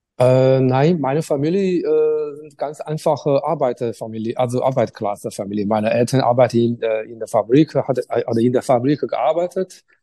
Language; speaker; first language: German; non-native, learner; Chinese